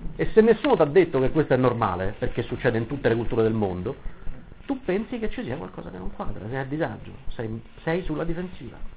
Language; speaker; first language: Italian; native; Italian